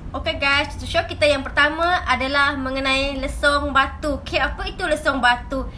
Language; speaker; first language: Malay; native; Malay